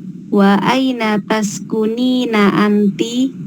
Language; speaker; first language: Arabic; non-native, learner; Indonesian